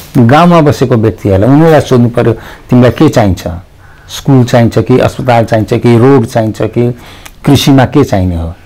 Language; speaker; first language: Nepali; native; Nepali